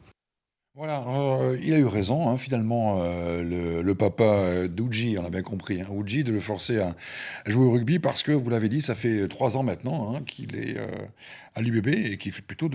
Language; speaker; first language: French; native; French